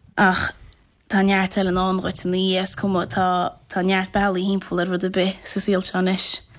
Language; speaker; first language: Irish; native; Irish